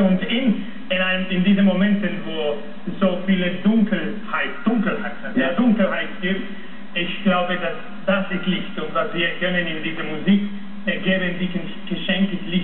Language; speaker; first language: German; non-native, fluent; Spanish